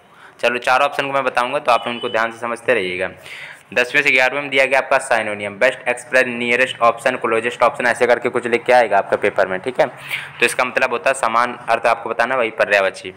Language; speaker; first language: Hindi; native; Hindi